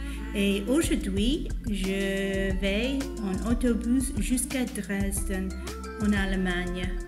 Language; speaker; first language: French; non-native, fluent; English